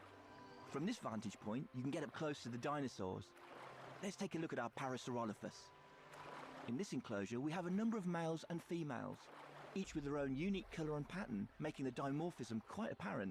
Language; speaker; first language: English; native; English